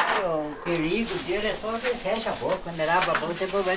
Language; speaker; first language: Portuguese; native; Portuguese